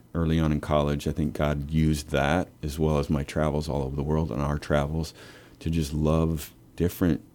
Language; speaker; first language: English; native; English